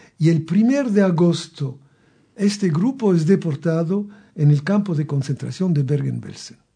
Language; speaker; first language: Spanish; non-native, fluent; French